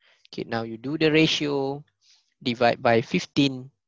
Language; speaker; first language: English; non-native, local second language; Malay